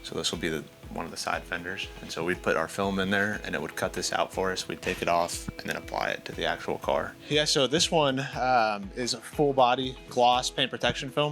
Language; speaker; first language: English; native; English